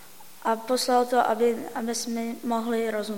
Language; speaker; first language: Czech; non-native, fluent; English